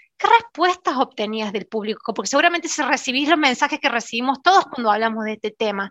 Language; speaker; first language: Spanish; native; Spanish